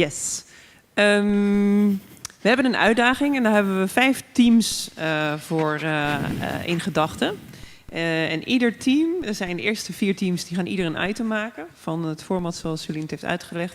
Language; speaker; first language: Dutch; native; Dutch